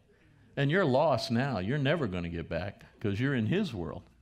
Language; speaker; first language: English; native; English